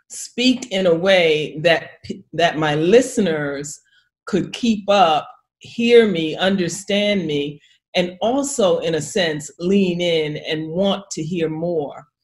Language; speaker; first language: English; native; English